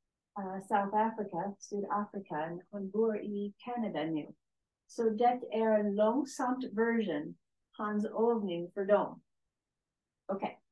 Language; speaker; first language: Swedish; non-native, learner; English